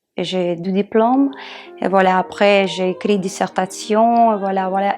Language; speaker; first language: French; non-native, learner; Russian